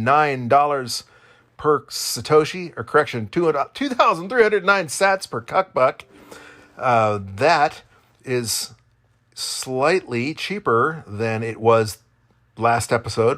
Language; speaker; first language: English; native; English